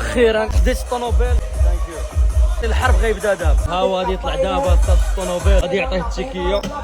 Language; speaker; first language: Arabic; native; Arabic